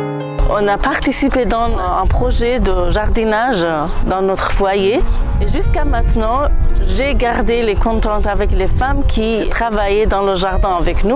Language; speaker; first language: French; non-native, learner; Kurdish